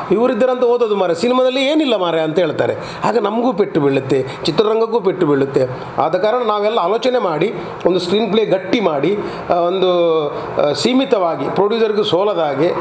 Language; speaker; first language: Kannada; non-native, local second language; Tulu